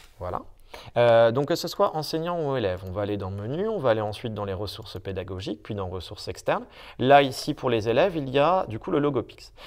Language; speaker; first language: French; native; French